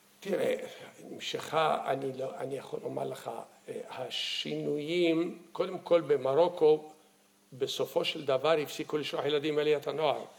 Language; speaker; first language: Hebrew; early bilingual, other home language; Arabic